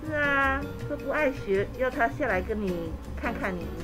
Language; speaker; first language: Chinese; non-native, local second language; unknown